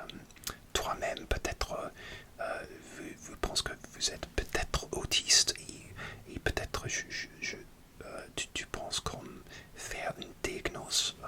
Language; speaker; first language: French; non-native, learner; English